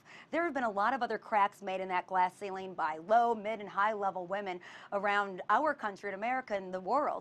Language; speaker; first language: English; native; English